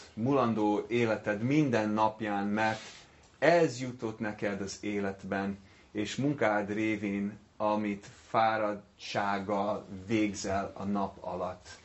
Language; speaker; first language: Hungarian; non-native, fluent; English